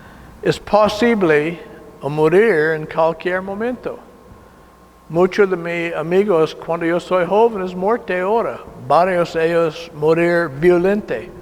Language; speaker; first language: Spanish; non-native, learner; English